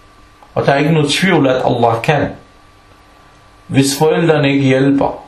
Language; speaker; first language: Danish; non-native, fluent; Arabic